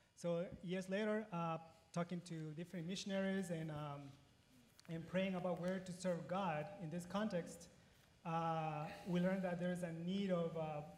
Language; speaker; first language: English; non-native, fluent; Spanish